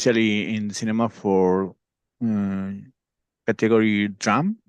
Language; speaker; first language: English; non-native, learner; Spanish